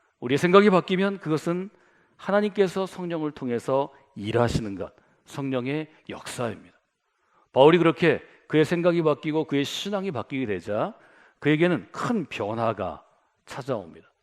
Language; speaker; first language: Korean; native; Korean